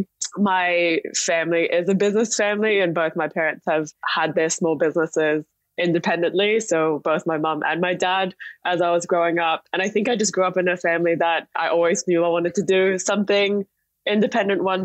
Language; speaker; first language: English; native; English